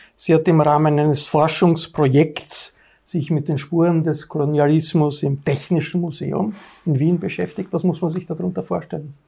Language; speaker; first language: German; native; German